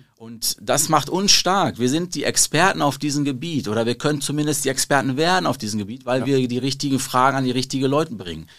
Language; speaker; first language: German; early bilingual, other home language; Arabic